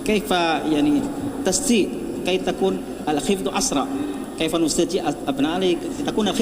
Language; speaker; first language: Arabic; non-native, fluent; Indonesian